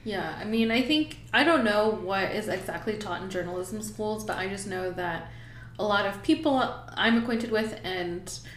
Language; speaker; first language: English; early bilingual, other home language; Spanish